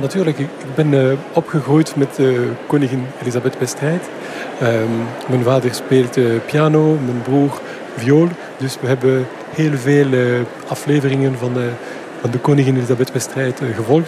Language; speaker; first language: Dutch; non-native, local second language; French